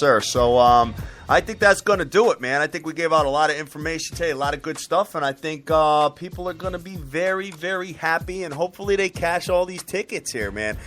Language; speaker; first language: English; native; English